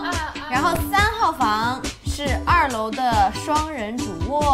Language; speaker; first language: Chinese; native; Chinese